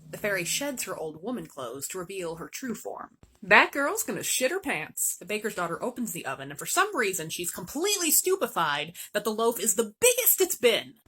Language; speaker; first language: English; native; English